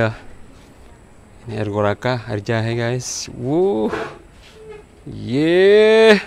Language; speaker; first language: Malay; non-native, local second language; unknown